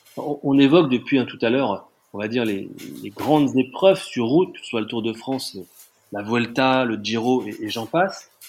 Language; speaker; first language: French; native; French